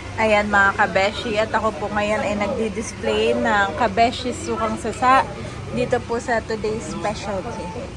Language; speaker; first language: Filipino; native; Filipino